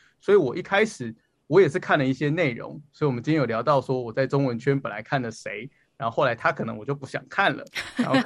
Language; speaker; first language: Chinese; native; Chinese